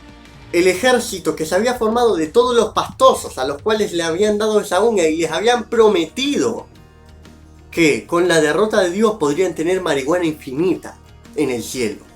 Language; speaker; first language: Spanish; native; Spanish